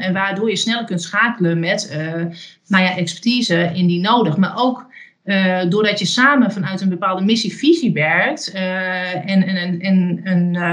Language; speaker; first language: Dutch; native; Dutch